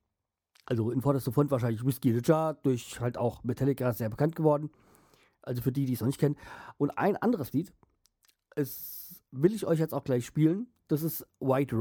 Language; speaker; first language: German; native; German